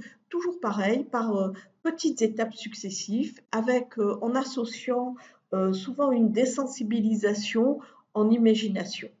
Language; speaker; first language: French; native; French